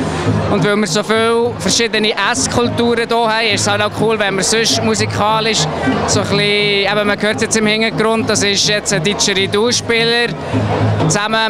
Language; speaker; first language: German; native; German